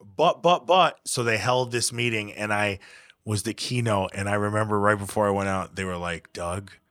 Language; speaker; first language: English; native; English